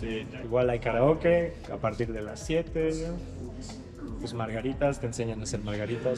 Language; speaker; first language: Spanish; native; Spanish